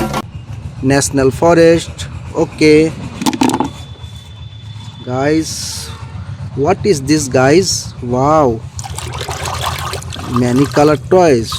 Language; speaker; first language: English; non-native, learner; Indonesian